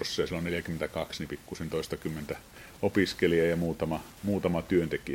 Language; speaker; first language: Finnish; native; Finnish